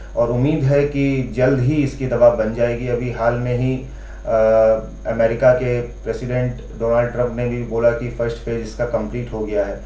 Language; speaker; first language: Hindi; native; Hindi